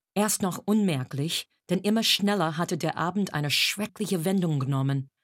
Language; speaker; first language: German; non-native, fluent; English